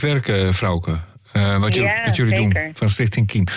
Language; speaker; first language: Dutch; native; Dutch